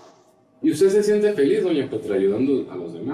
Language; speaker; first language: Spanish; native; Spanish